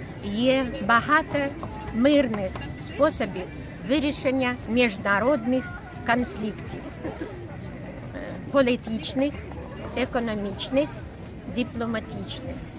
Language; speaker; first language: Ukrainian; non-native, local second language; Russian